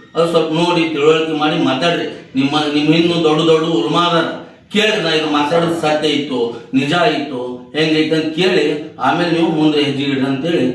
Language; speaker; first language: Kannada; non-native, local second language; Urdu